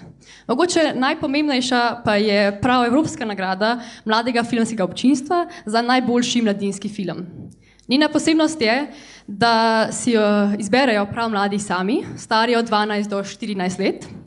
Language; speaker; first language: Slovenian; native; Slovenian